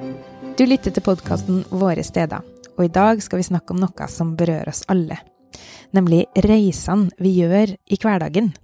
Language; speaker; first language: Norwegian; native; Norwegian